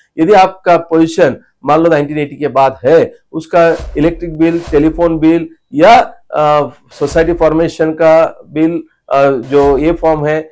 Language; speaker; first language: Hindi; non-native, local second language; Marathi